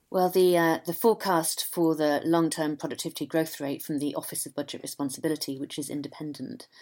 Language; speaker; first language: English; native; English